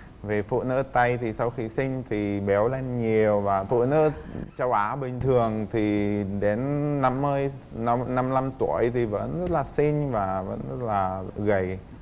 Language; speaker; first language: Vietnamese; non-native, fluent; Czech